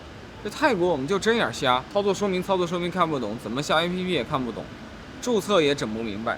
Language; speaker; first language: Chinese; native; Chinese